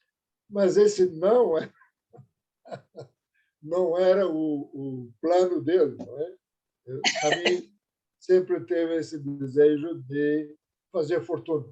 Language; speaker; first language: Portuguese; non-native, fluent; Persian